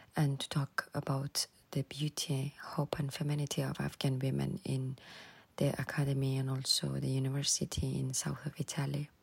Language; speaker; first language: English; non-native, fluent; Persian